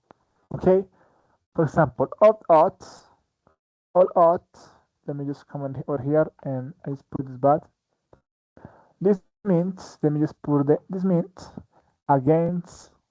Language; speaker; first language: English; non-native, fluent; Spanish